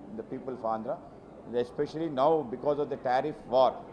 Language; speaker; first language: English; non-native, local second language; Telugu